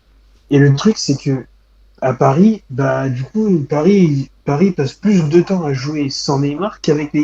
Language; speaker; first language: French; native; French